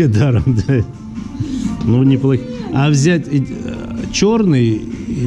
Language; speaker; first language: Russian; native; Russian